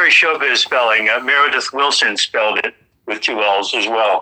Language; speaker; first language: English; native; English